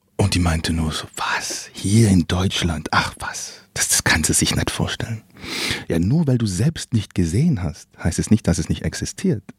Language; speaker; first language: German; native; German